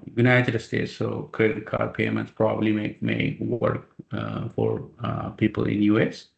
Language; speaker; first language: English; non-native, local second language; Amharic